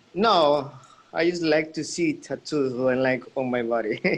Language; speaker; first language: English; non-native, fluent; Spanish